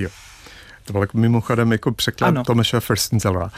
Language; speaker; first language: Czech; non-native, fluent; English